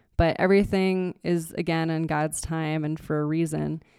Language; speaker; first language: English; native; English